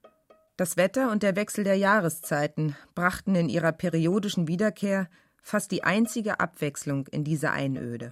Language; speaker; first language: German; native; German